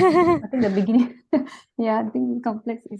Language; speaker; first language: English; non-native, local second language; Malay